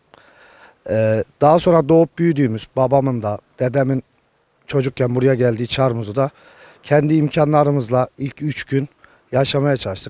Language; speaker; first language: Turkish; native; Turkish